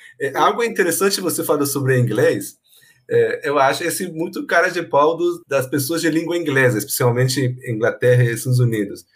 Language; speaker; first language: Portuguese; non-native, fluent; Persian